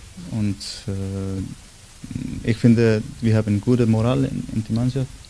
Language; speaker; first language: German; non-native, learner; Icelandic